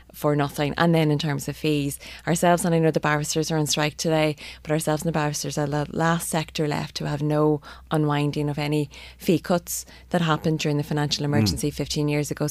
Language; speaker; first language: English; native; English